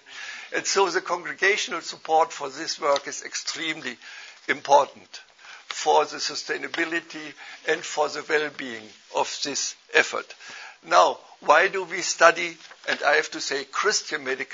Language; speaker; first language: English; non-native, fluent; German